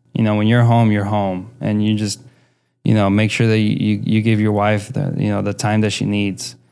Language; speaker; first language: English; early bilingual, other home language; Spanish